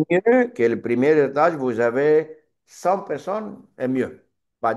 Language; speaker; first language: French; non-native, learner; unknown